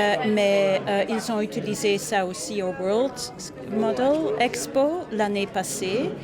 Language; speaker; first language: French; non-native, fluent; Dutch